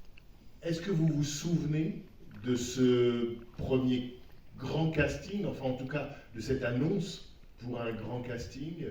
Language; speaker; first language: French; native; French